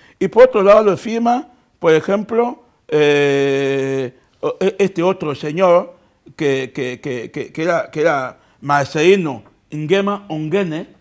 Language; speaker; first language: Spanish; non-native, local second language; Fang